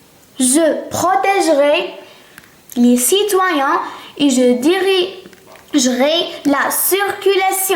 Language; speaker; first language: French; non-native, local second language; Arabic